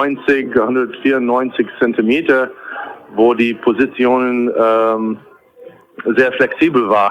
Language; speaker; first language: German; non-native, fluent; English